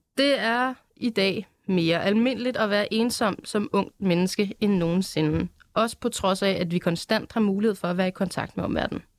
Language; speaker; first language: Danish; native; Danish